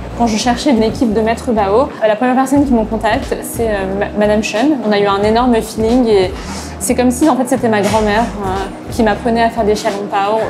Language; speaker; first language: French; native; French